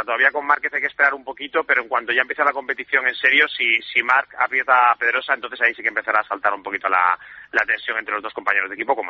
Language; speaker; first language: Spanish; native; Spanish